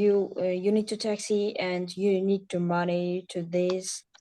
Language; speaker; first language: English; non-native, learner; Uzbek